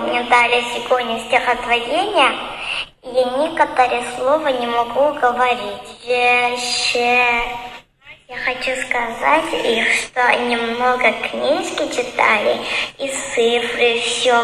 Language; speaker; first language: Russian; non-native, learner; Uzbek